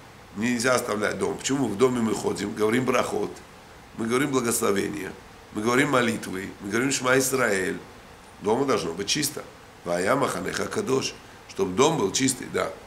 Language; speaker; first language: Russian; native; Russian